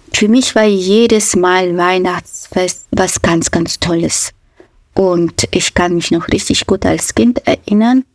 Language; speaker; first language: German; non-native, fluent; Russian